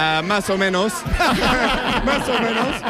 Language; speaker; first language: Spanish; non-native, learner; English